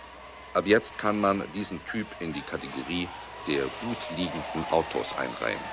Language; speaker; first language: German; native; German